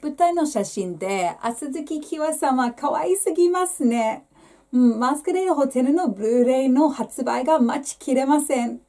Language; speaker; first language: Japanese; non-native, fluent; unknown